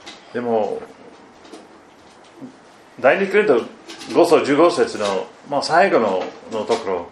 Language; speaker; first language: Japanese; non-native, fluent; German